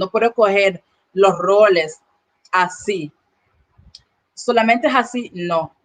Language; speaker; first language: Spanish; non-native, learner; English